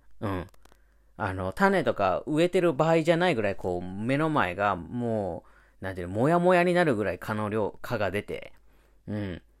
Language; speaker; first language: Japanese; native; Japanese